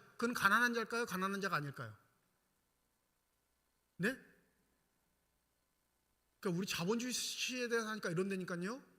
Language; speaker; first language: Korean; native; Korean